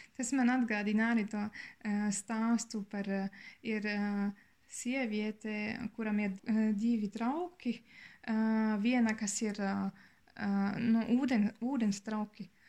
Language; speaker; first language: Latvian; non-native, learner; German